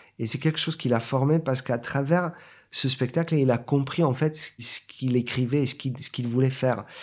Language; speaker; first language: French; non-native, fluent; Bulgarian